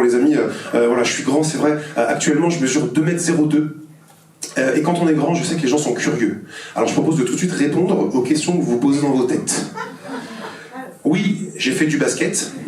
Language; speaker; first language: French; native; French